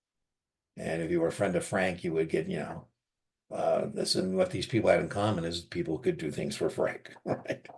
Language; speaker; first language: English; native; English